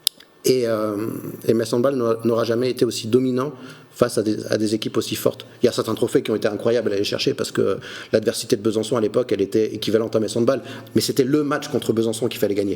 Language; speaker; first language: French; native; French